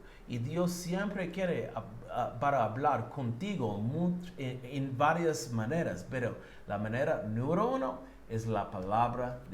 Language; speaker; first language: Spanish; non-native, learner; English